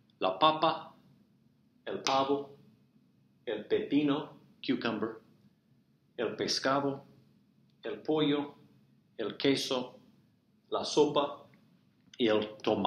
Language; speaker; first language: Spanish; non-native, fluent; English